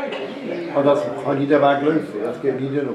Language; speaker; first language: German; early bilingual, heritage; German